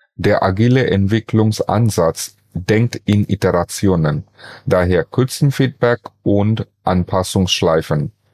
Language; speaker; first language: German; non-native, fluent; Bangla